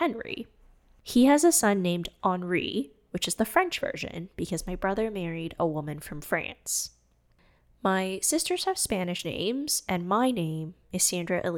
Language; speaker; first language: English; non-native, fluent; Cantonese